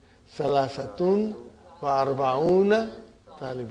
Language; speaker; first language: Arabic; non-native, fluent; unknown